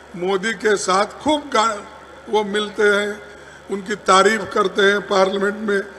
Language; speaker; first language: Hindi; non-native, local second language; Kannada